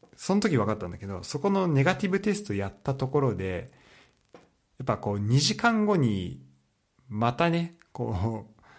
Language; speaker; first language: Japanese; native; Japanese